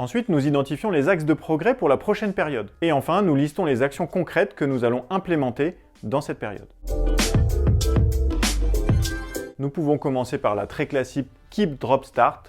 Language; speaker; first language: French; native; French